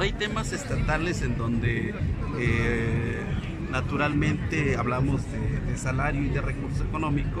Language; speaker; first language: Spanish; native; Spanish